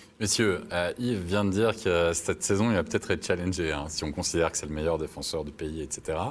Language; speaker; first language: French; native; French